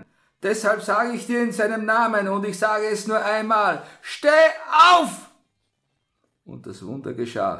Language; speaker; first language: German; native; German